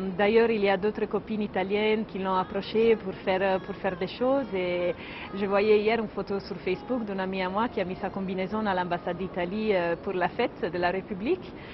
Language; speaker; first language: French; non-native, fluent; Italian